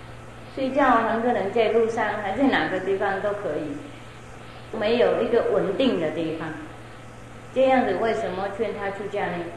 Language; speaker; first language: Chinese; non-native, fluent; Vietnamese